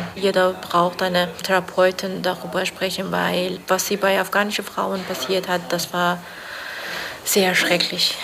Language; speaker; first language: German; non-native, learner; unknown